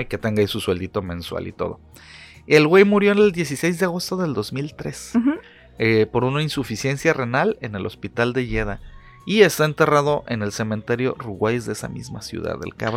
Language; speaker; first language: Spanish; native; Spanish